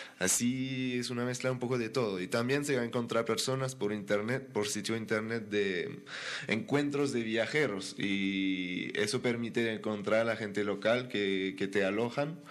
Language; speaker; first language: Spanish; non-native, fluent; French